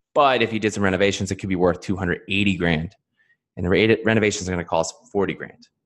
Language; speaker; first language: English; native; English